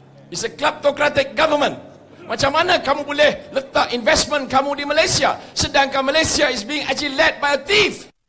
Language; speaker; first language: English; non-native, local second language; Malay